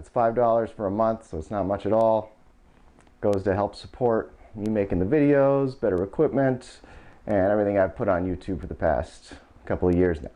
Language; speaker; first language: English; native; English